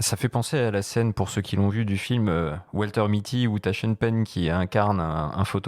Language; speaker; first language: French; native; French